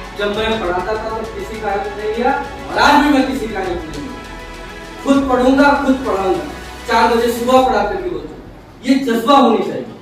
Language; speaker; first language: Hindi; native; Hindi